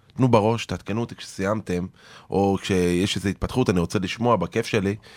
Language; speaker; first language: Hebrew; native; Hebrew